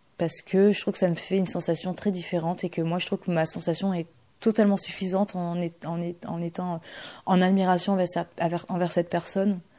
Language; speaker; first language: French; early bilingual, other home language; Bulgarian